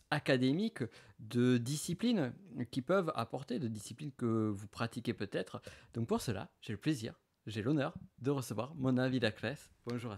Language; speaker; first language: French; native; French